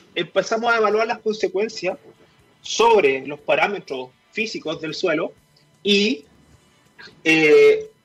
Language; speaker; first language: Spanish; native; Spanish